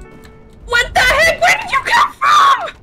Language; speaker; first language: English; native; English